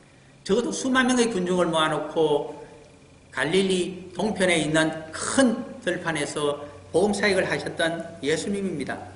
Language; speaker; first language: Korean; native; Korean